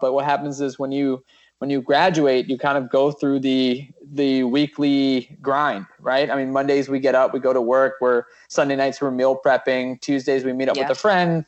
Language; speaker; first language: English; native; English